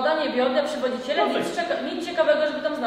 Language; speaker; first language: Polish; native; Polish